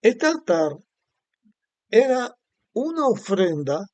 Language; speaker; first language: Spanish; native; Spanish